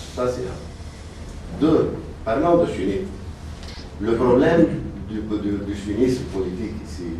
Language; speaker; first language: French; non-native, local second language; Arabic